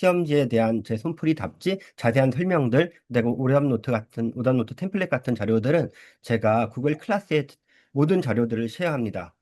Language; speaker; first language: Korean; early bilingual, heritage; Korean